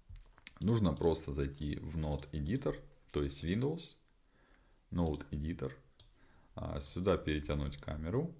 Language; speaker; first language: Russian; native; Russian